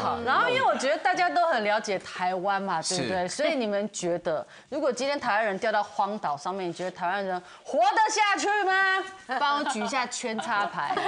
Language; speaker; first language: Chinese; native; Chinese